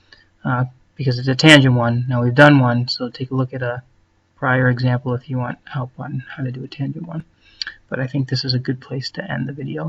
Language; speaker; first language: English; native; English